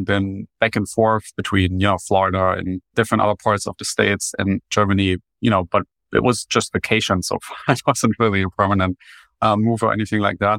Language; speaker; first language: English; non-native, fluent; German